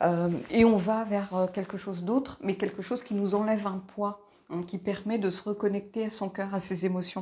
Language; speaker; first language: French; native; French